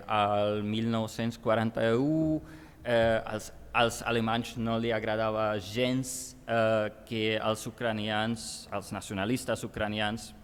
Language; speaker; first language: Catalan; non-native, fluent; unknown